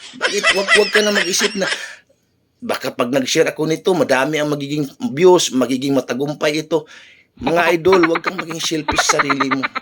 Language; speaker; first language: Filipino; native; Filipino